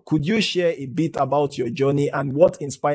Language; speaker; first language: English; non-native, local second language; Yoruba